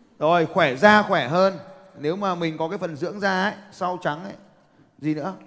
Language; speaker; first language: Vietnamese; native; Vietnamese